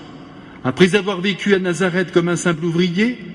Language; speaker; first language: French; native; French